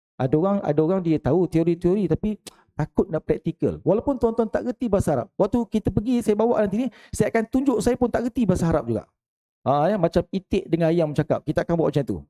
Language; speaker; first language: Malay; native; Malay